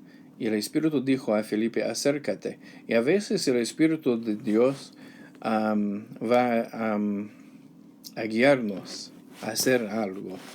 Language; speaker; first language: Spanish; non-native, learner; English